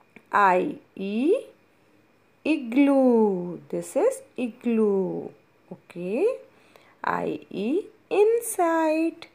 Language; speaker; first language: English; non-native, local second language; Hindi